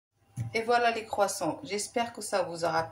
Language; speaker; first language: French; non-native, local second language; Arabic